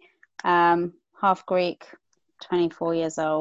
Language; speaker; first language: English; native; English